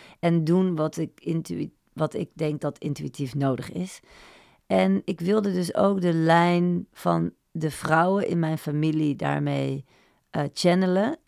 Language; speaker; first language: Dutch; native; Dutch